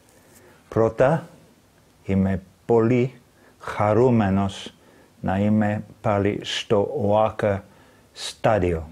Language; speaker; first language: Greek; non-native, learner; English